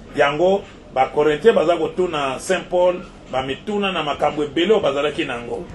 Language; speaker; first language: Lingala; native; Lingala